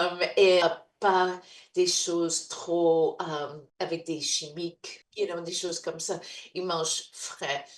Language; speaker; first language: French; non-native, fluent; English